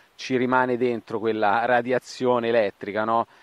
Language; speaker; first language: Italian; native; Italian